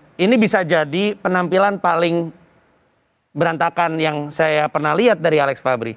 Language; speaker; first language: Indonesian; native; Indonesian